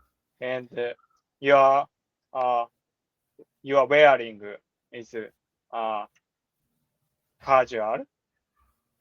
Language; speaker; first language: English; non-native, learner; Japanese